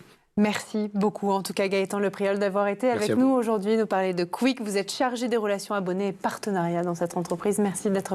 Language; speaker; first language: French; native; French